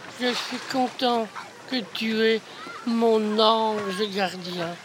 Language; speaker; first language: French; native; French